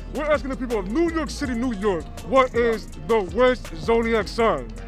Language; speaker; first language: English; early bilingual, other home language; Spanish